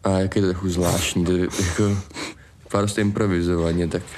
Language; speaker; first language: Czech; native; Czech